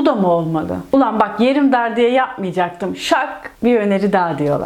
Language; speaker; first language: Turkish; native; Turkish